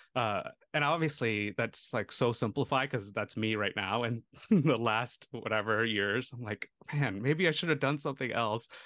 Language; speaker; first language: English; early bilingual, other home language; Tamil